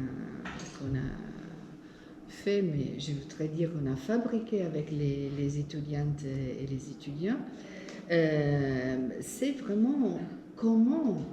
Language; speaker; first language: French; non-native, fluent; Italian